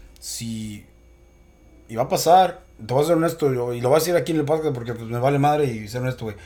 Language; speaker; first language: Spanish; early bilingual, heritage; Spanish